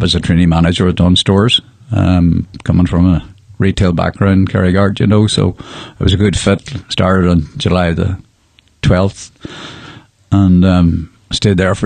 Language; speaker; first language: English; native; English